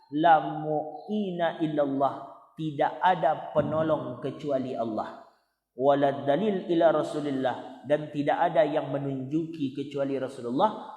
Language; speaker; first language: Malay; non-native, local second language; Minangkabau